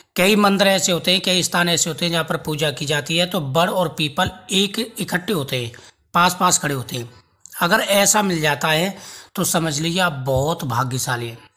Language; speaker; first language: Hindi; native; Hindi